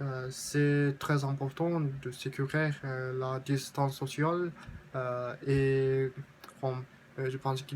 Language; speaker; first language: French; non-native, learner; Japanese